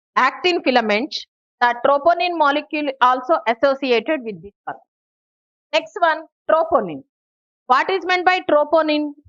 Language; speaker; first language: English; non-native, local second language; Telugu